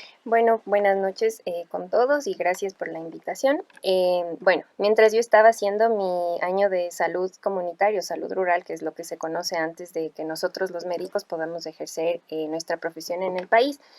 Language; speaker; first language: Spanish; native; Spanish